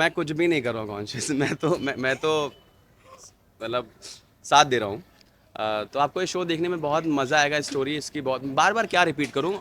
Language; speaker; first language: Hindi; native; Hindi